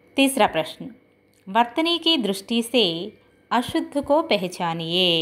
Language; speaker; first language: Hindi; non-native, local second language; Telugu